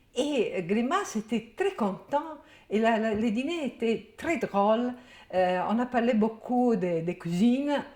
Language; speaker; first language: French; non-native, fluent; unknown